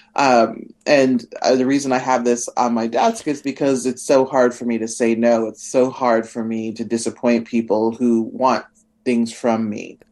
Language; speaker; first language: English; native; English